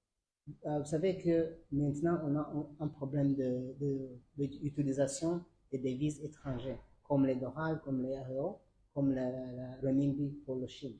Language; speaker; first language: French; non-native, learner; Arabic